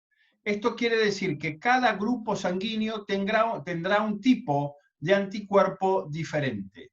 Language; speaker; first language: Spanish; native; Spanish